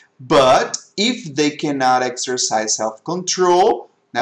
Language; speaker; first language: English; non-native, fluent; Portuguese